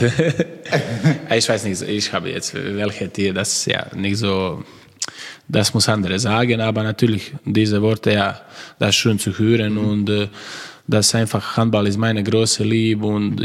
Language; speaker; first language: German; non-native, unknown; Croatian